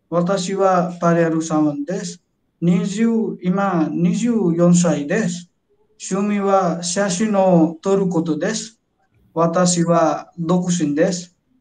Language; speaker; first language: Japanese; non-native, learner; Nepali